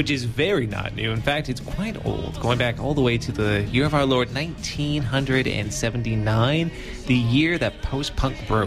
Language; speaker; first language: English; native; English